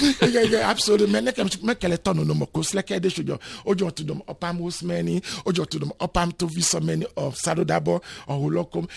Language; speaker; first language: Hungarian; non-native, fluent; Yoruba